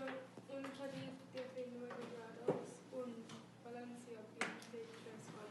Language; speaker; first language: Spanish; non-native, learner; English